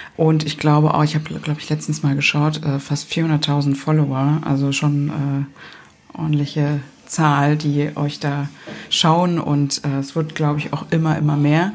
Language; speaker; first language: German; native; German